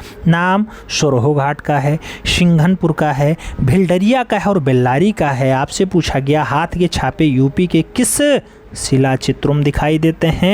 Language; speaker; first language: Hindi; native; Hindi